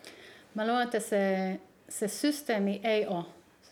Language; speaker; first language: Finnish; early bilingual, heritage; Hebrew